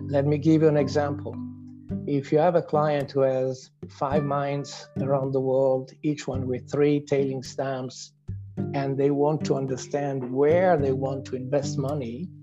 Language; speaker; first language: English; non-native, fluent; Italian